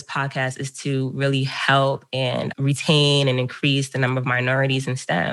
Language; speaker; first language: English; native; English